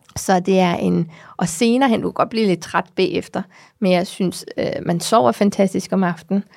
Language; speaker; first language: Danish; early bilingual, heritage; Danish